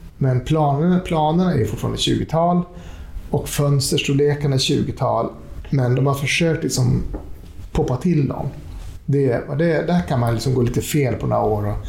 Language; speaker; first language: Swedish; native; Swedish